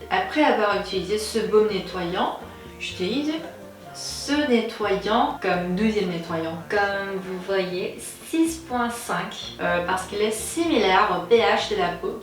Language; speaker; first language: French; non-native, fluent; Korean